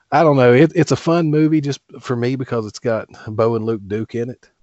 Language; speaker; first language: English; native; English